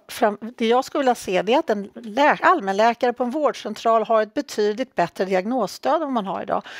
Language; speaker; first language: Swedish; native; Swedish